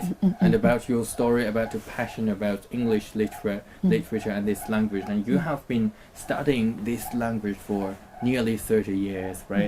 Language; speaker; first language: English; non-native, fluent; Chinese